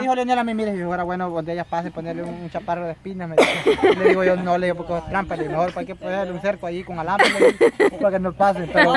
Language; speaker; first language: Spanish; native; Spanish